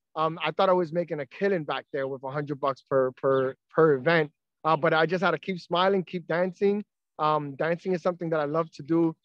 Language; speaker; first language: English; native; English